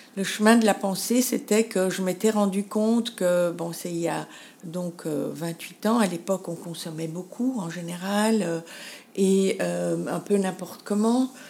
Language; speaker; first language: French; native; French